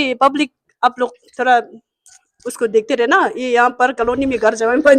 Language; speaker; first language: Hindi; non-native, local second language; Tibetan